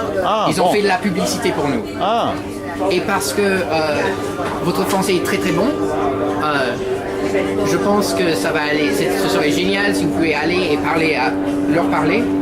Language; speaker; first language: French; non-native, fluent; English